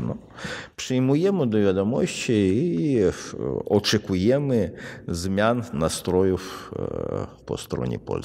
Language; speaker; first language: Polish; non-native, fluent; Russian